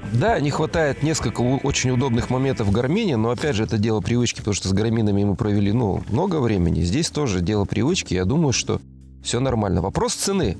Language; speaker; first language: Russian; native; Russian